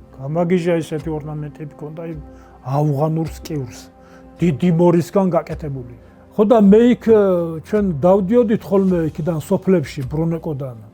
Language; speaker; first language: Georgian; non-native, local second language; Svan